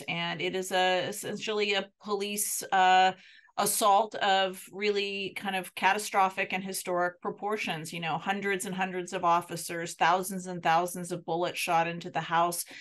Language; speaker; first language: English; native; English